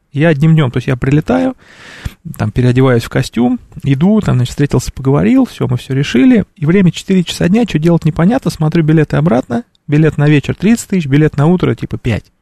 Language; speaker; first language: Russian; native; Russian